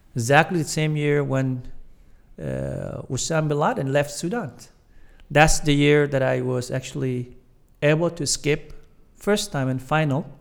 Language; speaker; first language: English; non-native, fluent; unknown